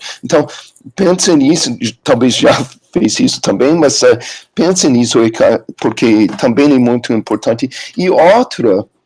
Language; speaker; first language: Portuguese; non-native, learner; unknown